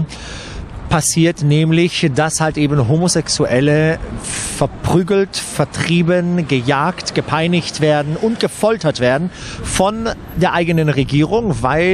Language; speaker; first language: German; native; German